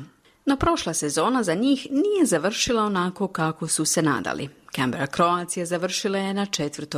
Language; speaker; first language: Croatian; native; Croatian